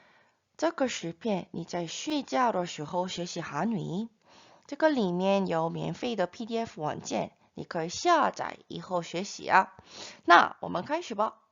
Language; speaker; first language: Chinese; non-native, fluent; Korean